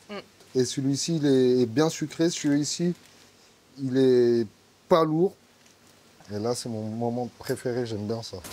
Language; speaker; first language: French; native; French